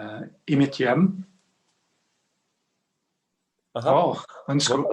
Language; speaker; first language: Danish; non-native, learner; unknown